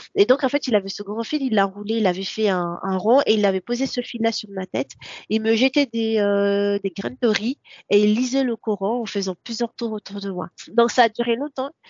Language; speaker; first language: French; non-native, local second language; Comorian